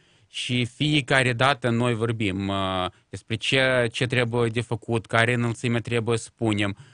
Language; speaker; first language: Romanian; non-native, local second language; Russian